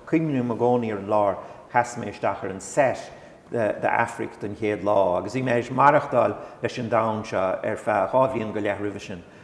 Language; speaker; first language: Irish; non-native, local second language; English